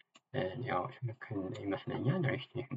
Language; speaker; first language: German; non-native, fluent; Amharic